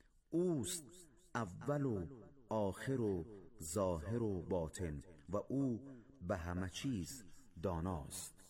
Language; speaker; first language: Persian; native; Persian